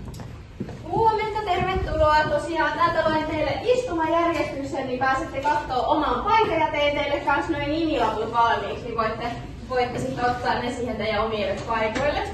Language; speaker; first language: Finnish; native; Finnish